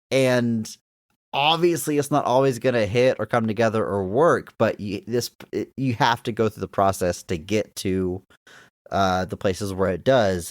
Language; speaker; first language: English; native; English